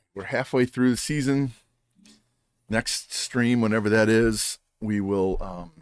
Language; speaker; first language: English; native; English